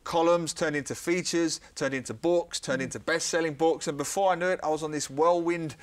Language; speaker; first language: English; native; English